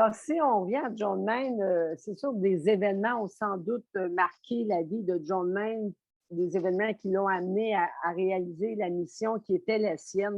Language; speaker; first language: French; native; French